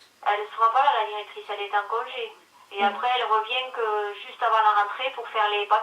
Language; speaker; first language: French; native; French